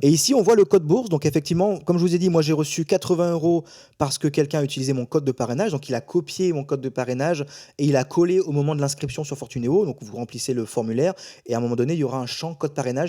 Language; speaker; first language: French; native; French